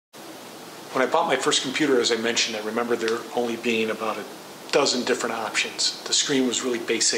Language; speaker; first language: English; native; English